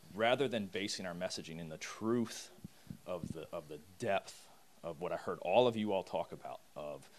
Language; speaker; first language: English; native; English